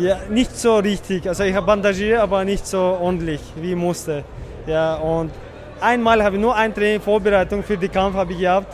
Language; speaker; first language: German; non-native, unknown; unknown